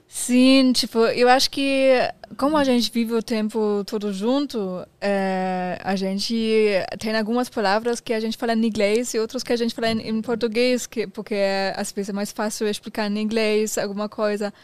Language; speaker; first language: Portuguese; non-native, fluent; German